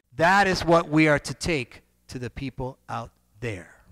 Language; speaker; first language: English; native; English